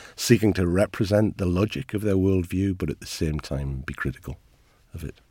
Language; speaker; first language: English; native; English